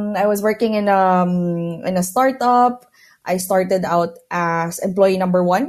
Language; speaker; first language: English; non-native, local second language; Filipino